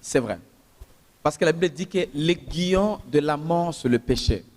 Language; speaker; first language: French; non-native, local second language; Swahili